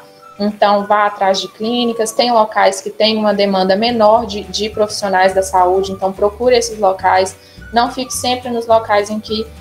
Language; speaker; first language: Portuguese; native; Portuguese